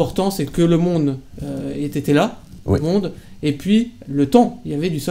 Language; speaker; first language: French; native; French